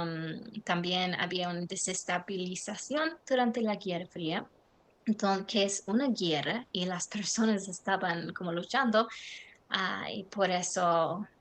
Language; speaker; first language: Spanish; non-native, learner; English